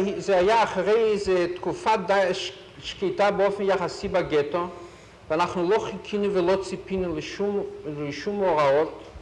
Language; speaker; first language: Hebrew; non-native, fluent; Yiddish